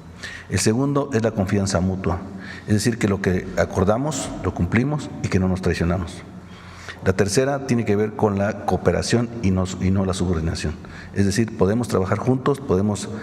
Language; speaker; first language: Spanish; native; Spanish